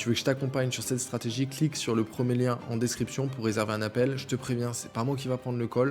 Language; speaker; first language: French; native; French